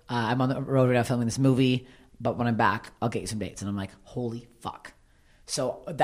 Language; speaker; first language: English; native; English